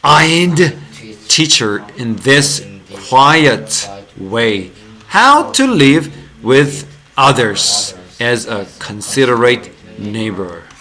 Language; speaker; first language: English; non-native, fluent; Korean